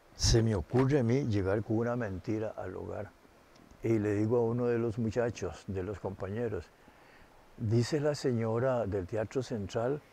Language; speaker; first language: Spanish; native; Spanish